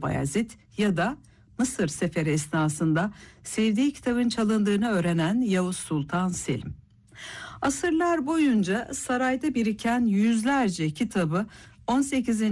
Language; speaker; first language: Turkish; native; Turkish